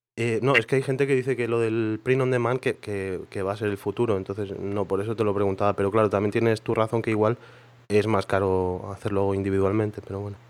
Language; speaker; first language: Spanish; non-native, local second language; Catalan